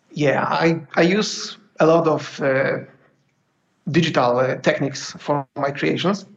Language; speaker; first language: English; non-native, fluent; Polish